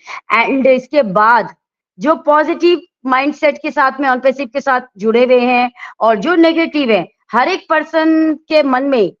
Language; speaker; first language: Hindi; native; Hindi